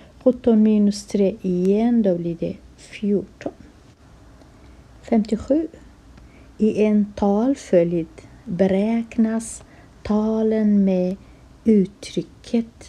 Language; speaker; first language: Swedish; non-native, fluent; Kurdish